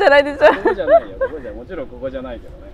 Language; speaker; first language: Japanese; native; Japanese